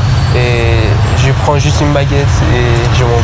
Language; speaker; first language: French; non-native, learner; Persian